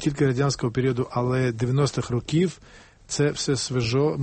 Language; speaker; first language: Ukrainian; non-native, fluent; Georgian